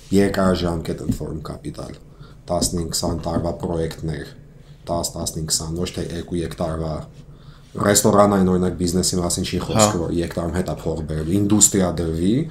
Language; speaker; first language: Armenian; early bilingual, heritage; Armenian